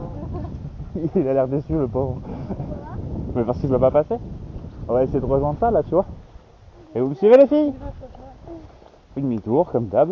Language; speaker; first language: French; native; French